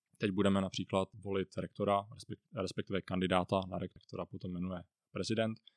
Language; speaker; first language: Czech; native; Czech